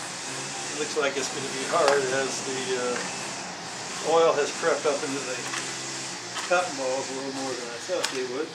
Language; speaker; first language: English; native; English